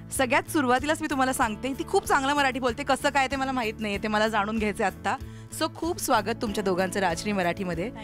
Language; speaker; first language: Marathi; native; Marathi